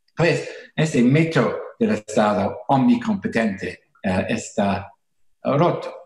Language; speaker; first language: Spanish; non-native, fluent; English